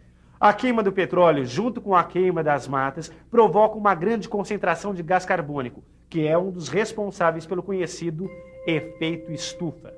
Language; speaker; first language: Portuguese; native; Portuguese